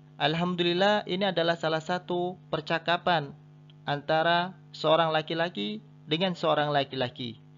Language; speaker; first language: Indonesian; native; Indonesian